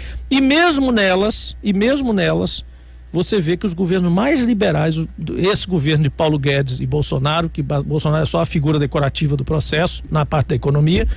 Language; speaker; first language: Portuguese; native; Portuguese